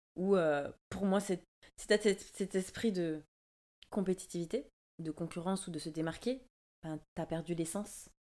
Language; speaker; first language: French; native; French